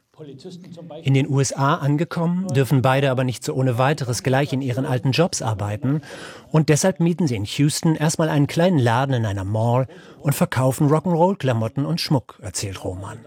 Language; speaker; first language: German; native; German